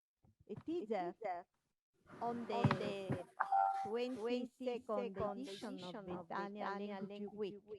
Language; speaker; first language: English; non-native, fluent; Italian